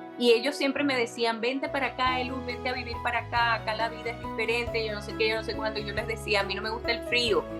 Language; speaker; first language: Spanish; native; Spanish